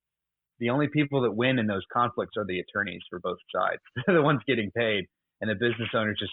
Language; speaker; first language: English; native; English